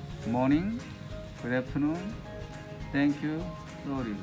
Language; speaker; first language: English; non-native, learner; Korean